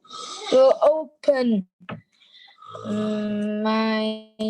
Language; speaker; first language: English; non-native, learner; Vietnamese